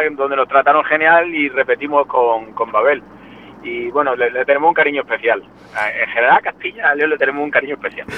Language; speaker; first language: Spanish; native; Spanish